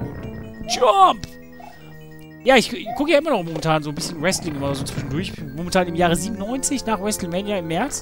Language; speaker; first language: German; native; German